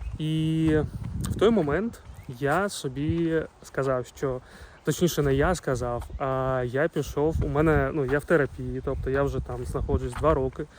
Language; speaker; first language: Ukrainian; non-native, local second language; Russian